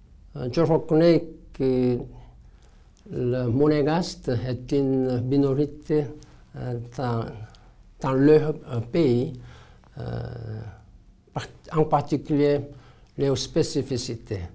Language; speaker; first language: French; non-native, learner; Korean